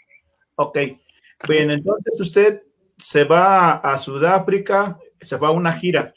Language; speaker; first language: Spanish; native; Spanish